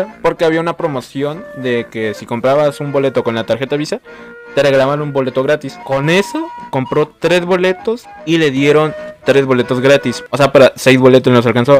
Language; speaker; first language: Spanish; native; Spanish